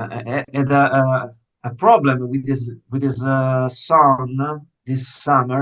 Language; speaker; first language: English; non-native, fluent; Italian